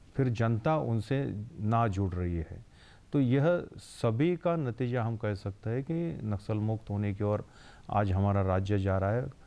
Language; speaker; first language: Hindi; non-native, local second language; Marathi